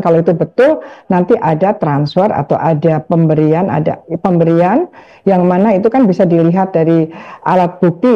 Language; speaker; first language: Indonesian; native; Indonesian